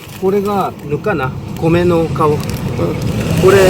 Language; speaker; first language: Japanese; non-native, learner; Thai